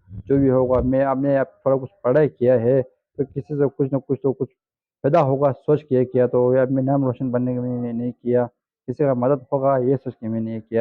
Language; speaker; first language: Hindi; non-native, fluent; Tibetan